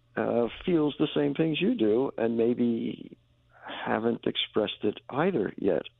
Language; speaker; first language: English; native; English